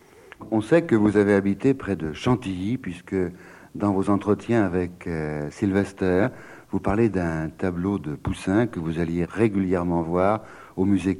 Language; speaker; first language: French; native; French